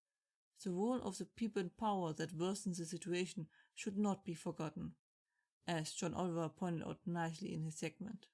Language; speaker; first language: English; non-native, fluent; German